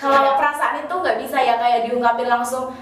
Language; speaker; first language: Indonesian; native; Indonesian